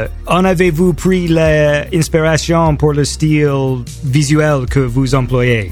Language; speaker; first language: French; non-native, learner; English